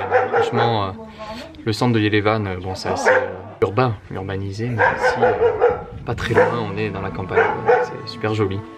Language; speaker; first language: French; native; French